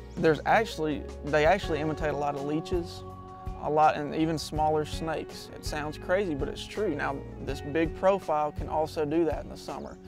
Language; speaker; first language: English; native; English